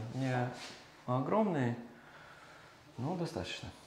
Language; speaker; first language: Russian; non-native, learner; English